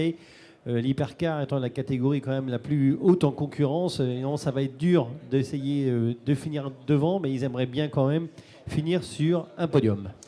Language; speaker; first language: French; native; French